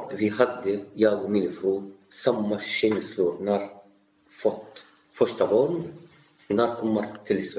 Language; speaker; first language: Swedish; non-native, learner; Arabic